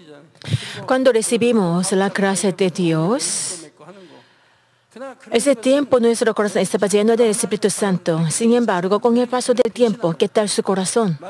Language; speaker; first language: Spanish; non-native, fluent; Korean